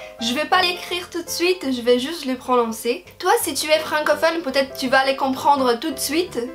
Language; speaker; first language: French; non-native, fluent; Portuguese